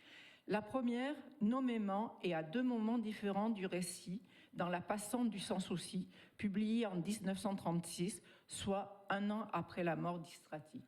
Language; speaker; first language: French; native; French